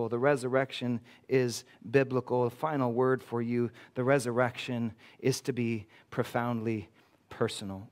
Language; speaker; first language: English; native; English